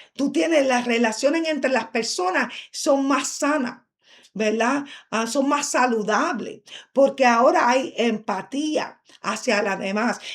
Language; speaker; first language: Spanish; early bilingual, heritage; Spanish